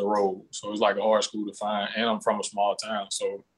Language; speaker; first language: English; native; English